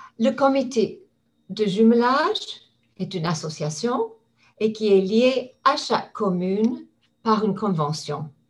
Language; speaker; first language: French; non-native, fluent; English